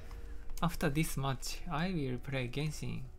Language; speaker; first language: English; non-native, learner; Japanese